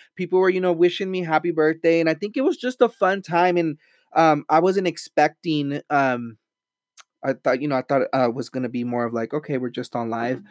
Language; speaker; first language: English; early bilingual, other home language; Spanish